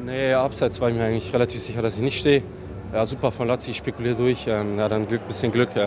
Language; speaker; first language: German; native; German